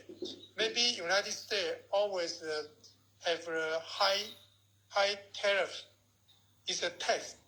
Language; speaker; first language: English; non-native, learner; Chinese